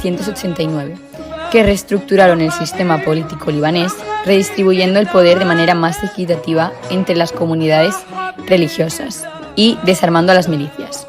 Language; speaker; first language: Spanish; native; Spanish